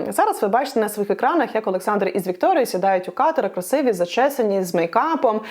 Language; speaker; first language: Ukrainian; non-native, local second language; Russian